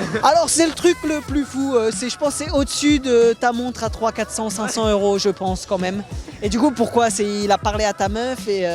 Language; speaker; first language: French; native; French